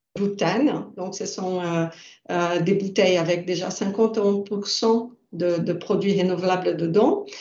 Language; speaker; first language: French; non-native, fluent; Portuguese